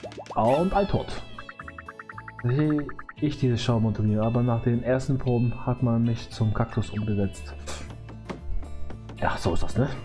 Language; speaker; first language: German; native; German